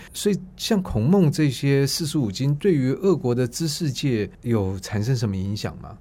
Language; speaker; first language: Chinese; native; Chinese